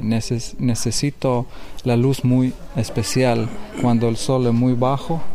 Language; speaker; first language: Spanish; non-native, learner; Lithuanian